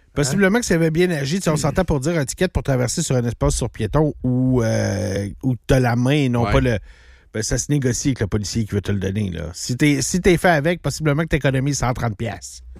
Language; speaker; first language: French; native; French